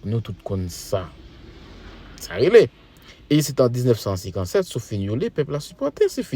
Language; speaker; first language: French; non-native, local second language; Haitian Creole